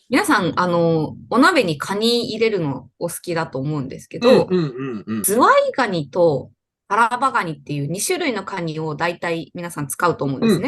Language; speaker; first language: Japanese; native; Japanese